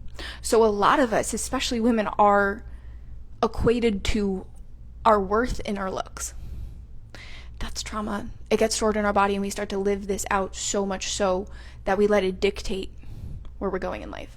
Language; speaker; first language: English; native; English